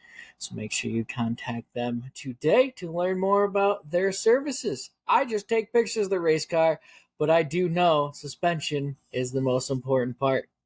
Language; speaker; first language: English; native; English